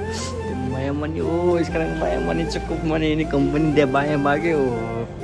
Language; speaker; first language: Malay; non-native, learner; Nepali